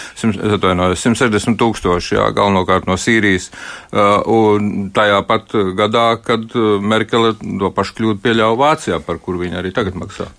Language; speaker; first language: Latvian; native; Latvian